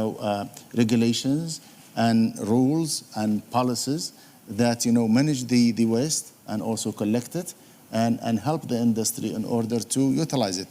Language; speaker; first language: English; non-native, fluent; Arabic